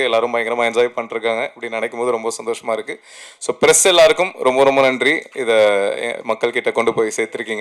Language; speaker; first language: Tamil; native; Tamil